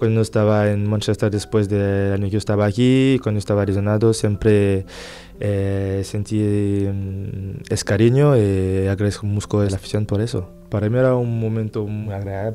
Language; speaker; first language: Spanish; non-native, fluent; French